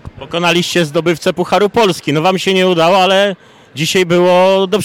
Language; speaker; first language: Polish; native; Polish